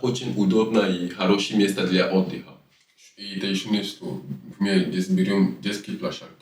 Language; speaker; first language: Russian; non-native, fluent; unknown